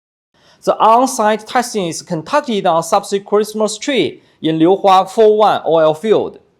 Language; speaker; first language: English; non-native, fluent; Chinese